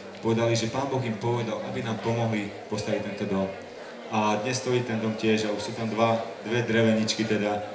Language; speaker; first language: Slovak; non-native, fluent; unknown